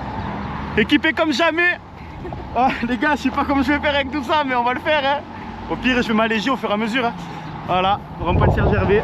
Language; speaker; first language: French; native; French